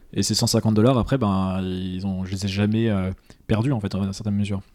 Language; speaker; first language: French; native; French